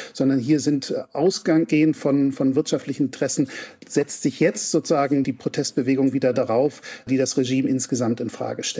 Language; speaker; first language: German; native; German